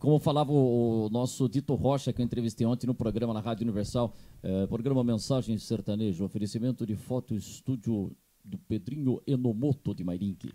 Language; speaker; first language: Portuguese; native; Portuguese